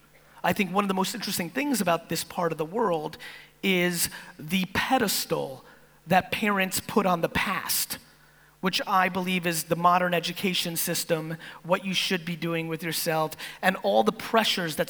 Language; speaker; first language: English; native; English